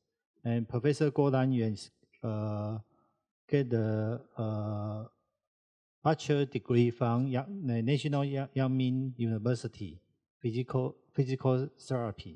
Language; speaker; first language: English; non-native, learner; Chinese